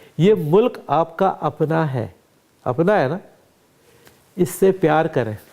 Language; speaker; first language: Urdu; native; Urdu